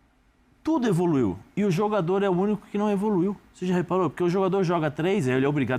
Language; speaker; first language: Portuguese; native; Portuguese